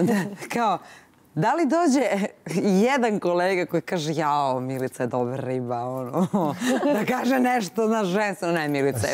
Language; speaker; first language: Serbian; native; Serbian